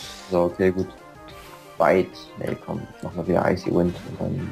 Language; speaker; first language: German; native; German